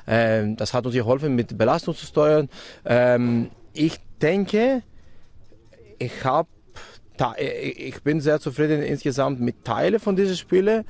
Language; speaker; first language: German; non-native, fluent; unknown